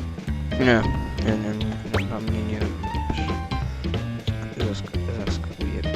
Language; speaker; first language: Polish; early bilingual, heritage; Polish